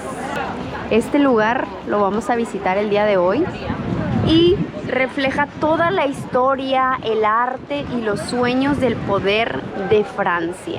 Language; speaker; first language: Spanish; native; Spanish